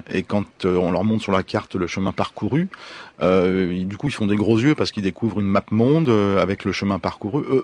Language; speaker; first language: French; native; French